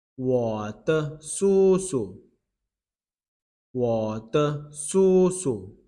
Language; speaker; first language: Chinese; non-native, fluent; Lao